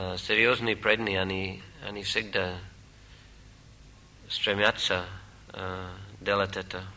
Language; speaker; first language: Russian; non-native, fluent; English